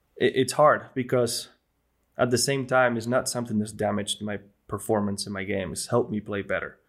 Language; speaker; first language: English; non-native, fluent; Spanish